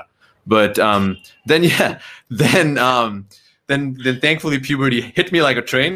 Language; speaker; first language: English; non-native, local second language; Nepali